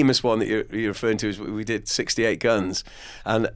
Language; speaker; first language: English; native; English